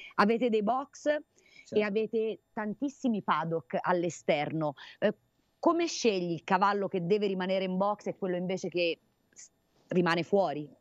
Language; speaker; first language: Italian; native; Italian